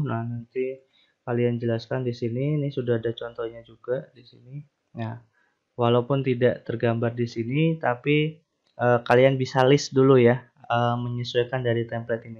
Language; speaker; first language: Indonesian; native; Indonesian